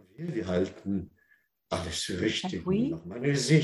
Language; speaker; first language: German; non-native, learner; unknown